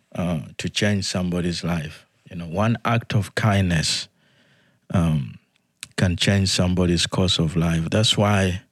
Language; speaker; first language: English; non-native, fluent; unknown